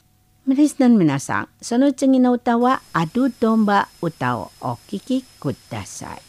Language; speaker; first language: Japanese; non-native, fluent; Indonesian